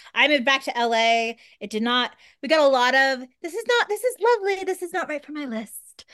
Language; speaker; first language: English; native; English